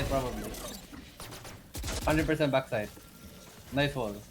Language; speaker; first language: English; non-native, local second language; Filipino